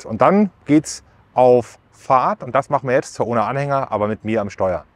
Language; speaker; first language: German; native; German